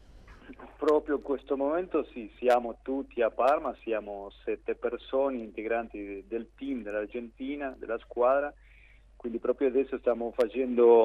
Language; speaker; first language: Italian; non-native, fluent; Spanish